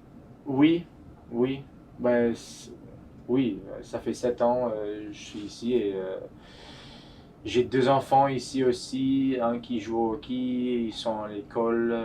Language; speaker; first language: French; non-native, fluent; English